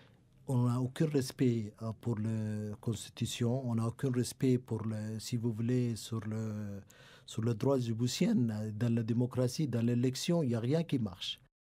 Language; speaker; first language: French; non-native, local second language; Somali